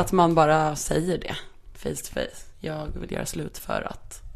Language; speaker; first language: Swedish; native; Swedish